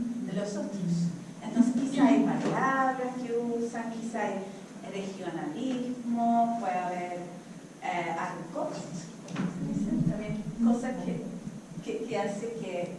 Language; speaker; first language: Spanish; non-native, fluent; Swedish